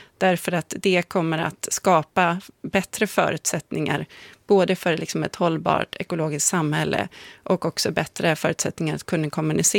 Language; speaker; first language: Swedish; native; Swedish